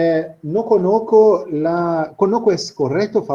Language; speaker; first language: Spanish; non-native, learner; Portuguese